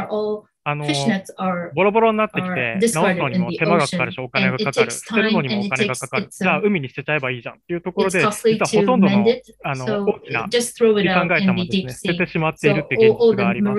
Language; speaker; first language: Japanese; native; Japanese